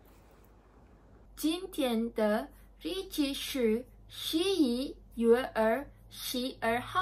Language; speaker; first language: Chinese; non-native, learner; Malay